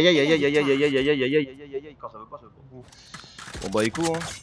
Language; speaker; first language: French; native; French